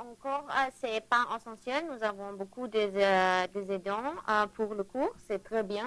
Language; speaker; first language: French; non-native, learner; German